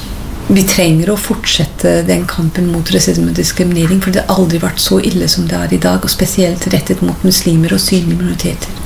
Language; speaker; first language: Norwegian; non-native, fluent; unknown